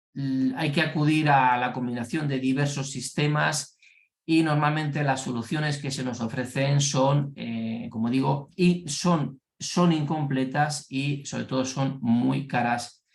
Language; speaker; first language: Spanish; native; Spanish